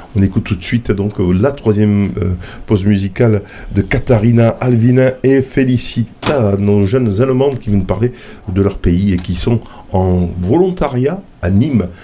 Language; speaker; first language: French; native; French